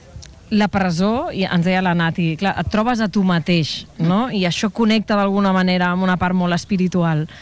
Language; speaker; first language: Catalan; native; Catalan